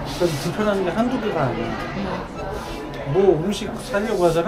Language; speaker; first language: Korean; native; Korean